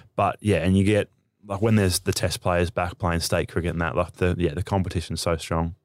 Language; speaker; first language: English; native; English